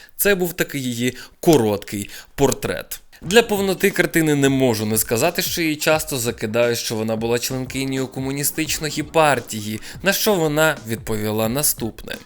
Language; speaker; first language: Ukrainian; non-native, local second language; Russian